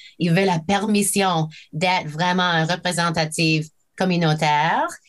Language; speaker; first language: French; non-native, local second language; English